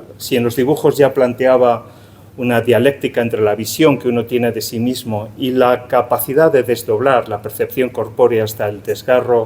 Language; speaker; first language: Spanish; native; Spanish